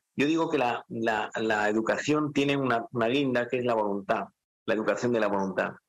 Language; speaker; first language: Spanish; native; Spanish